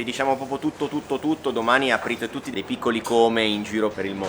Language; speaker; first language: Italian; native; Italian